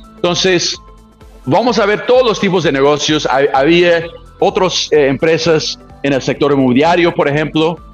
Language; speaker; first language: Spanish; non-native, fluent; English